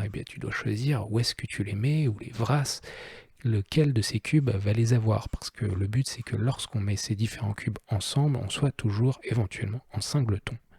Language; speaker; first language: French; native; French